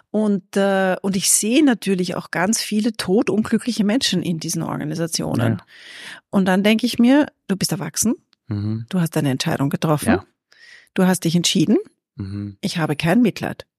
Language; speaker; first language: German; native; German